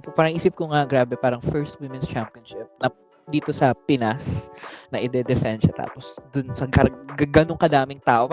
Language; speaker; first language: Filipino; native; Filipino